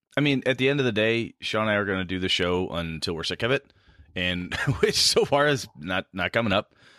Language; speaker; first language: English; native; English